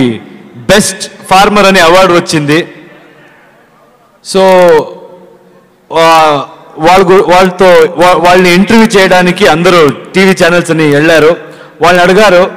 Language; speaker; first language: Telugu; non-native, learner; Kannada